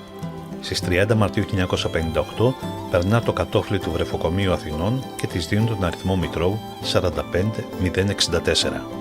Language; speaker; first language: Greek; native; Greek